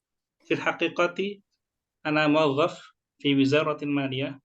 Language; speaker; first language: Arabic; non-native, fluent; Indonesian